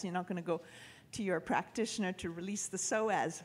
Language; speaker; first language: English; native; English